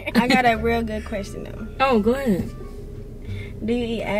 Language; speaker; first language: English; native; English